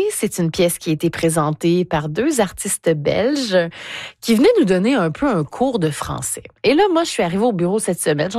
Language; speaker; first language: French; native; French